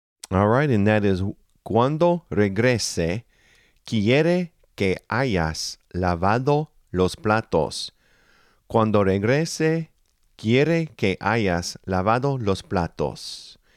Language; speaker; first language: Spanish; non-native, fluent; English